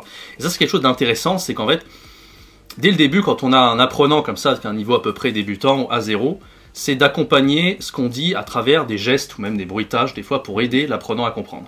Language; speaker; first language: French; native; French